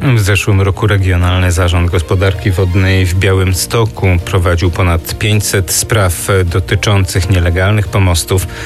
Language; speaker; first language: Polish; native; Polish